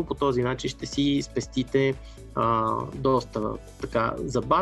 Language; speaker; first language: Bulgarian; native; Bulgarian